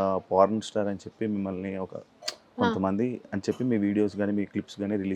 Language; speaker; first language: Telugu; native; Telugu